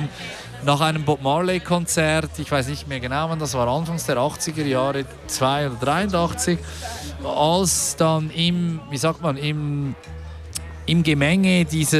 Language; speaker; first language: German; native; German